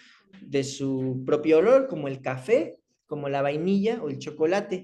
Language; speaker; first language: Spanish; native; Spanish